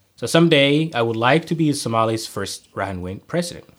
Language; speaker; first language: English; non-native, fluent; Somali